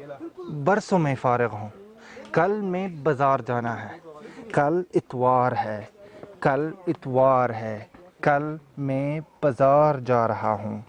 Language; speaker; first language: Hindi; non-native, learner; Arabic